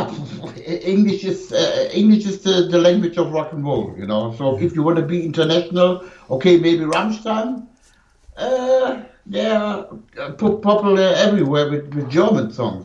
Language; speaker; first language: English; non-native, fluent; German